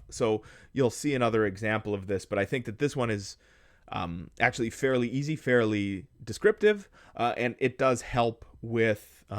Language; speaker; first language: English; native; English